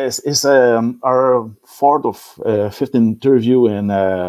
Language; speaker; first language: English; non-native, learner; French